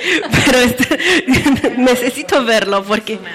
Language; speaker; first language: Spanish; non-native, fluent; Romanian